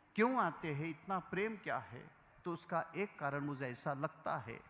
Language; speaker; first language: Hindi; non-native, local second language; Marathi